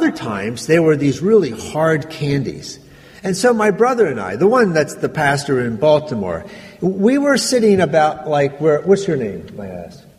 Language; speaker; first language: English; native; English